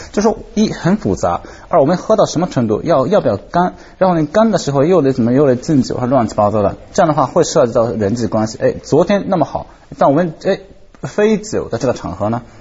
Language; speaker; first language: Chinese; non-native, fluent; Japanese